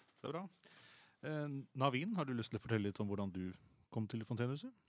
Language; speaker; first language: Norwegian; native; Norwegian